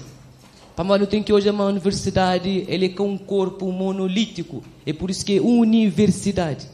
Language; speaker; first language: Portuguese; non-native, local second language; Kabuverdianu